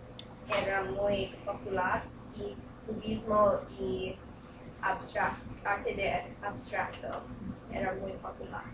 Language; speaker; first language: Spanish; non-native, learner; English